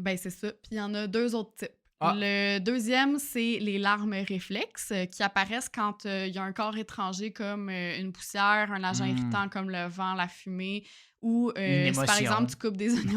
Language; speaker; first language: French; native; French